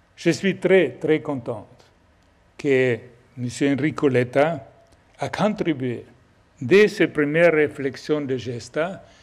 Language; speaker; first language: French; non-native, fluent; German